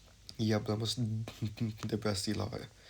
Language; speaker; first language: Portuguese; non-native, learner; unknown